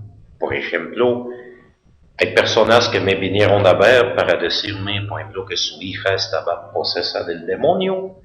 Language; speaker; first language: Spanish; non-native, fluent; French